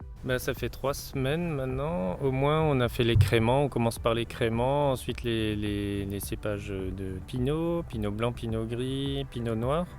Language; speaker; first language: French; native; French